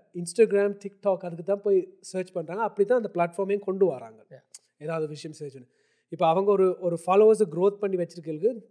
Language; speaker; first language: Tamil; early bilingual, heritage; Tamil